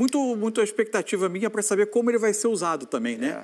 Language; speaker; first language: Portuguese; native; Portuguese